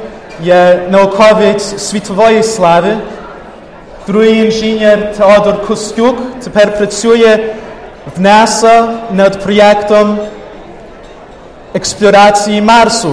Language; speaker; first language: Ukrainian; early bilingual, heritage; Ukrainian